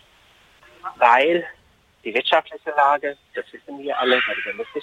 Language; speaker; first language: German; non-native, fluent; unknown